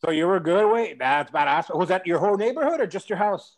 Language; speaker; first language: English; early bilingual, other home language; Spanish